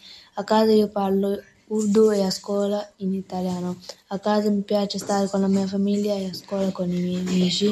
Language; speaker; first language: Italian; non-native, learner; Urdu